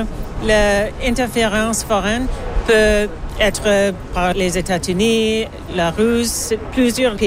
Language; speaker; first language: French; non-native, local second language; English